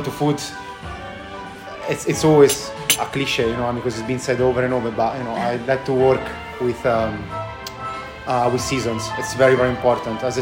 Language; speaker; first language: English; non-native, fluent; Italian